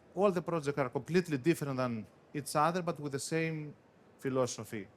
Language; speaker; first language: English; non-native, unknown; Greek